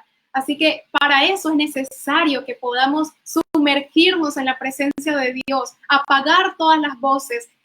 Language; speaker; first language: Spanish; native; Spanish